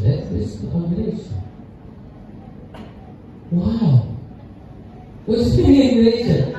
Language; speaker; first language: English; non-native, learner; Indonesian